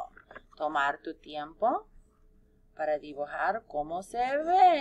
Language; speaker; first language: Spanish; non-native, fluent; English